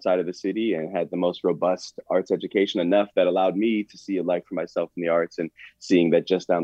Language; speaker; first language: English; native; English